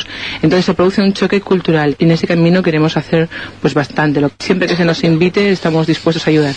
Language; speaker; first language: Spanish; native; Spanish